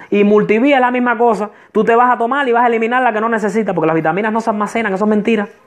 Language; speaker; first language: Spanish; native; Spanish